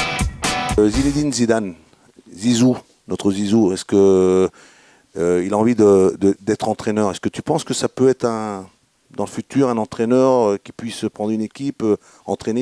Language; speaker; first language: French; native; French